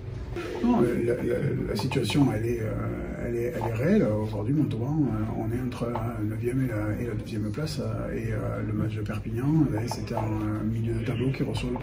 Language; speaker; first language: French; native; French